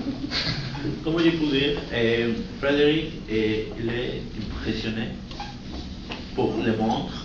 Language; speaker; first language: French; non-native, learner; Spanish